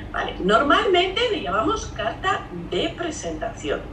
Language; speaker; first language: Spanish; native; Spanish